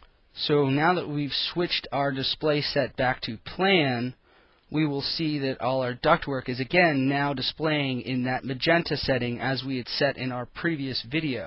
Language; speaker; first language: English; native; English